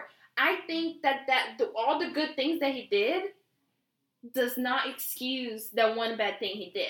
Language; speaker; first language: English; non-native, fluent; Portuguese